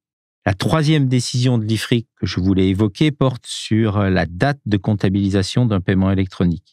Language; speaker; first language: French; native; French